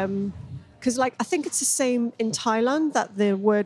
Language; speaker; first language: English; native; English